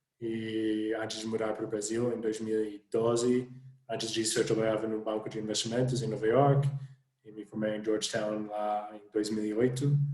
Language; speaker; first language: Portuguese; non-native, fluent; English